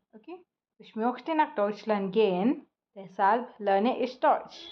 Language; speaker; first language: German; non-native, fluent; Malayalam